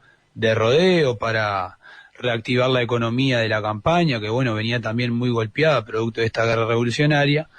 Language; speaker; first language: Spanish; native; Spanish